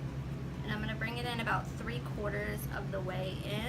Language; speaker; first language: English; native; English